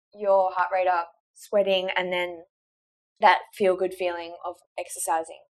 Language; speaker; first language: English; native; English